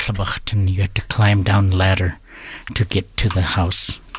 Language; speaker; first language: English; native; English